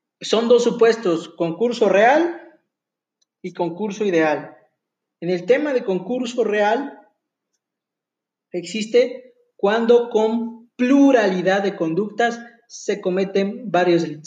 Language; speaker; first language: Spanish; native; Spanish